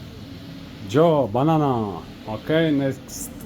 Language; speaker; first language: English; non-native, learner; Bulgarian